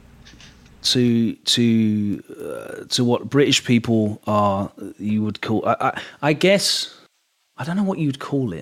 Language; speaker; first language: English; native; English